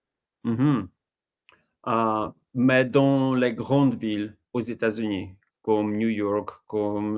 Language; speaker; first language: French; non-native, learner; English